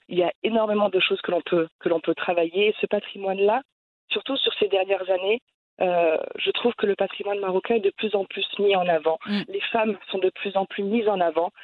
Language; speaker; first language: French; native; French